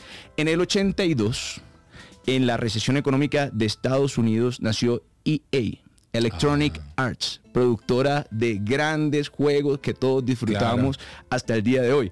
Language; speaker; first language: Spanish; native; Spanish